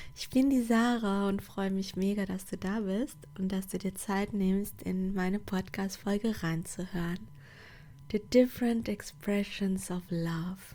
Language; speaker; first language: German; non-native, fluent; Portuguese